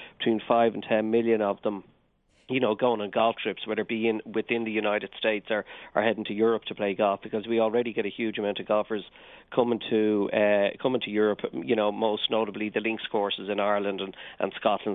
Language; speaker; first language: English; native; English